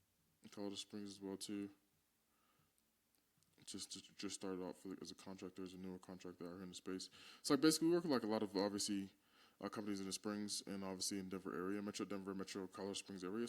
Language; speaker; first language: English; native; English